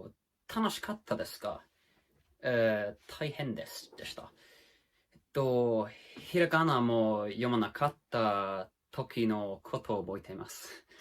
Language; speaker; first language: Japanese; non-native, learner; English